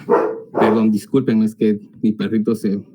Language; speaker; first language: Spanish; native; Spanish